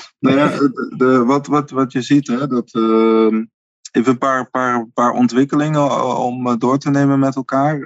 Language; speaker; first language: Dutch; native; Dutch